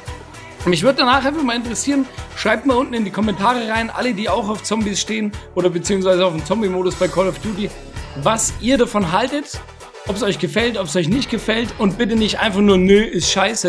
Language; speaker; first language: German; native; German